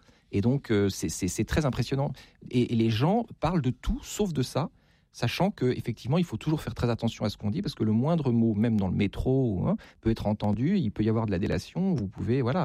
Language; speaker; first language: French; native; French